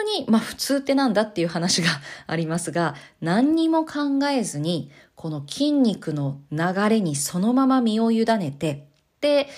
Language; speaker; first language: Japanese; native; Japanese